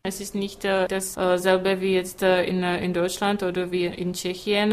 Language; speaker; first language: German; non-native, fluent; Czech